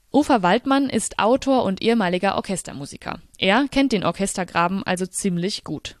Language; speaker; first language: German; native; German